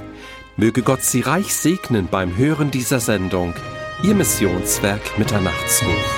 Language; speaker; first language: German; native; German